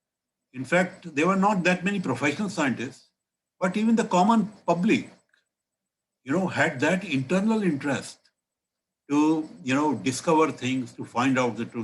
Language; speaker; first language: English; non-native, local second language; Hindi